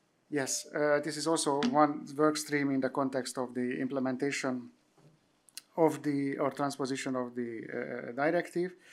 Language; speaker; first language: English; non-native, fluent; Hungarian